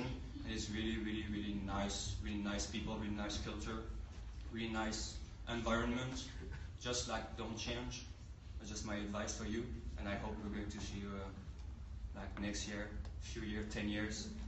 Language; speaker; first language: English; non-native, learner; French